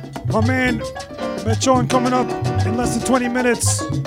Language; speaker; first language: English; early bilingual, other home language; Spanish